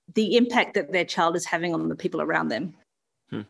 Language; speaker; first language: English; native; English